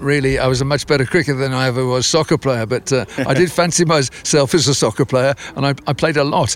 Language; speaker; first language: English; native; English